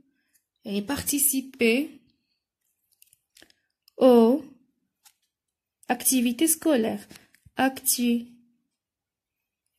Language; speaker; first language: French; non-native, local second language; Arabic